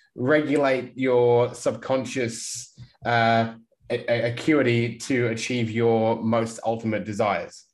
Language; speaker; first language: English; native; English